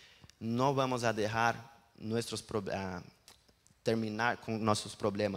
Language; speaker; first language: Spanish; non-native, learner; Portuguese